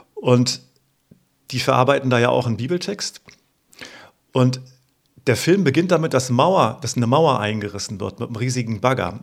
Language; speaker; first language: German; native; German